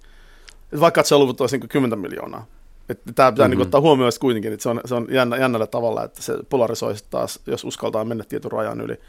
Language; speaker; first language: Finnish; native; Finnish